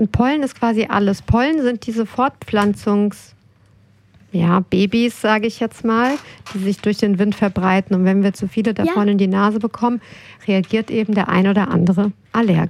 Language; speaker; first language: German; native; German